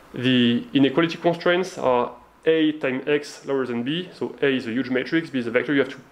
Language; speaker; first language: English; non-native, fluent; French